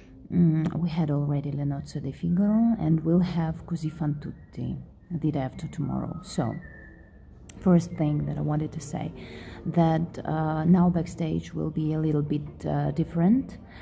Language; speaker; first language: English; non-native, fluent; Russian